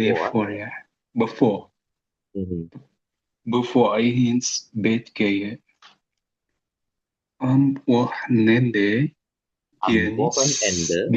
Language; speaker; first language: German; non-native, learner; Indonesian